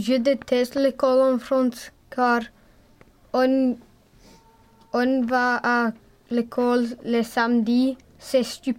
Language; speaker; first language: French; non-native, learner; English